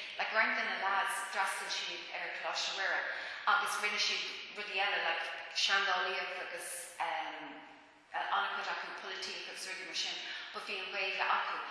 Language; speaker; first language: Irish; non-native, local second language; English